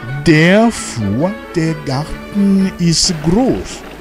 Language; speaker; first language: German; non-native, learner; Rundi